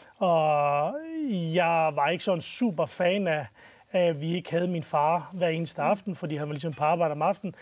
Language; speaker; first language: Danish; early bilingual, other home language; Arabic